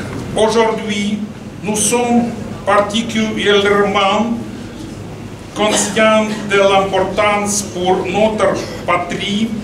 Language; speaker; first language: French; non-native, fluent; Russian